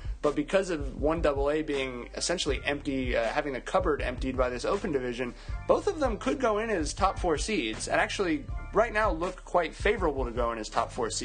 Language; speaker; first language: English; native; English